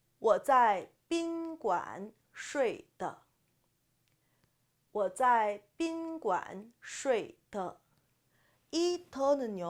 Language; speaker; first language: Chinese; non-native, fluent; Korean